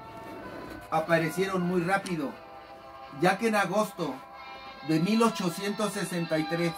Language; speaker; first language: Spanish; native; Spanish